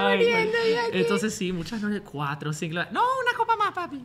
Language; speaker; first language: Spanish; non-native, fluent; English